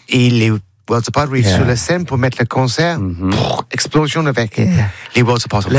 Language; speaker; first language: French; non-native, learner; English